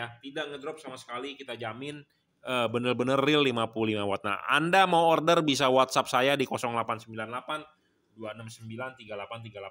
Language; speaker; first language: Indonesian; native; Indonesian